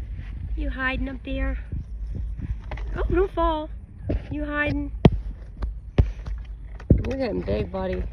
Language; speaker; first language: English; native; English